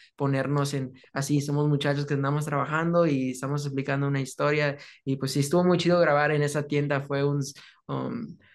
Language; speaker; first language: Spanish; early bilingual, heritage; Spanish